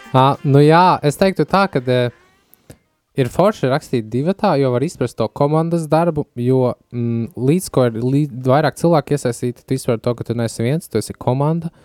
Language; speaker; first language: Latvian; native; Latvian